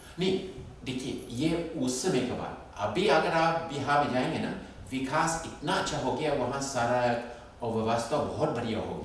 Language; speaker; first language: Hindi; non-native, fluent; English